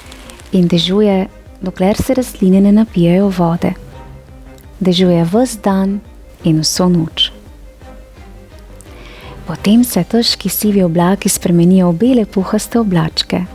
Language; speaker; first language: Slovenian; native; Slovenian